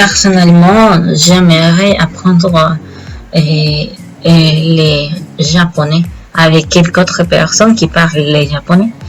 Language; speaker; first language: French; non-native, learner; Spanish